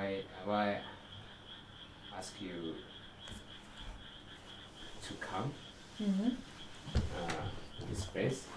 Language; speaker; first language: English; non-native, learner; Japanese